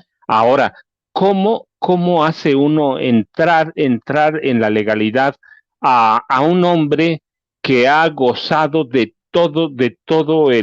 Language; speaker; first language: Spanish; native; Spanish